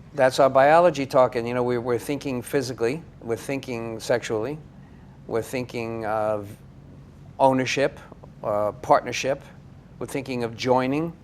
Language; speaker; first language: English; native; English